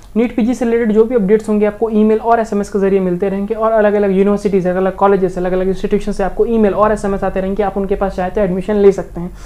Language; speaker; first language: Hindi; native; Hindi